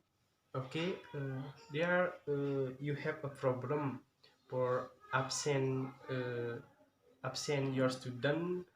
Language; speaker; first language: English; non-native, learner; Indonesian